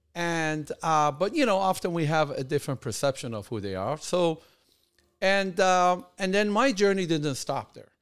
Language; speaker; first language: English; non-native, fluent; Persian